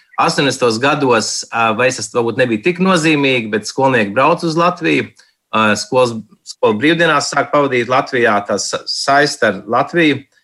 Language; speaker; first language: Latvian; early bilingual, heritage; Latvian